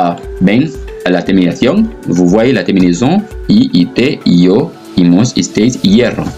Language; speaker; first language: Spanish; non-native, fluent; French